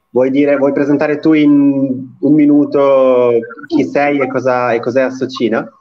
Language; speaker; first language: Italian; native; Italian